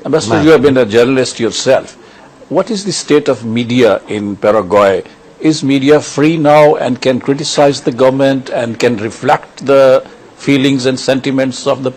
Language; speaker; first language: English; non-native, local second language; Urdu